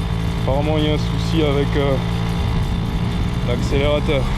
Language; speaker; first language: French; native; French